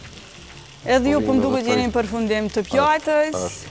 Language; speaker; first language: Albanian; native; Albanian